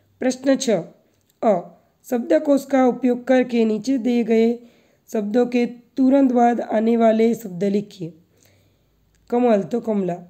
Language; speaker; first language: Hindi; non-native, local second language; Gujarati